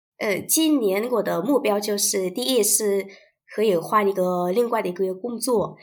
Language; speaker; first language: Chinese; non-native, fluent; Vietnamese